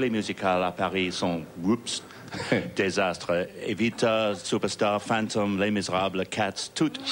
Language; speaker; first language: French; non-native, learner; English